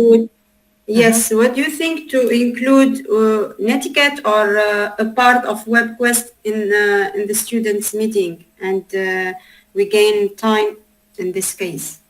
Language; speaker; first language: English; non-native, learner; Arabic